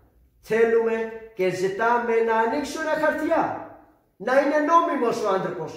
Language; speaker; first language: Greek; non-native, fluent; Urdu